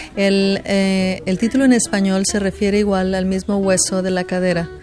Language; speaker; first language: Spanish; native; Spanish